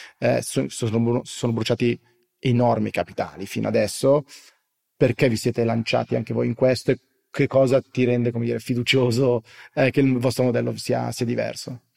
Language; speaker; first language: Italian; native; Italian